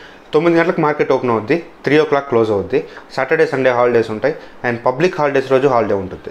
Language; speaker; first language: Telugu; native; Telugu